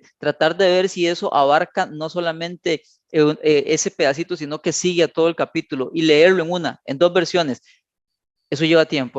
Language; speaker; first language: Spanish; native; Spanish